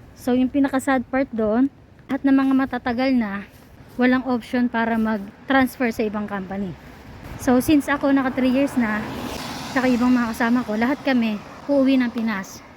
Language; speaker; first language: Filipino; native; Filipino